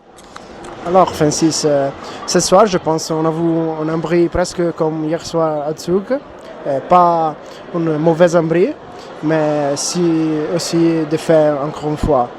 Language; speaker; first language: French; non-native, learner; Italian